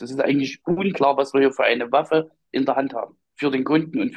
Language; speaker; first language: German; native; German